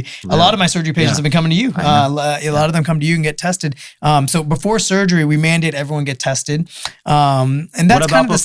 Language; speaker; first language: English; native; English